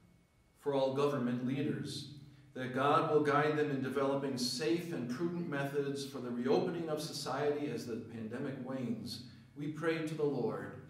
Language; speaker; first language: English; native; English